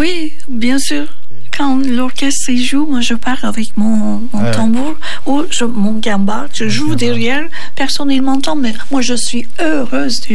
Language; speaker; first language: French; non-native, learner; Turkish